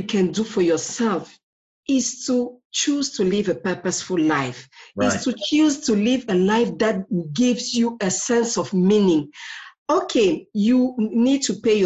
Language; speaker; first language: English; non-native, local second language; French